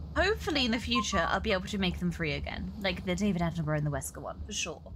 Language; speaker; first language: English; native; English